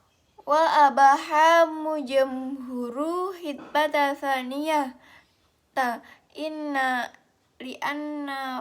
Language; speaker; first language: Arabic; non-native, learner; Indonesian